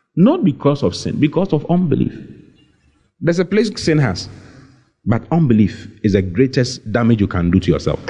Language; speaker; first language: English; non-native, local second language; Akan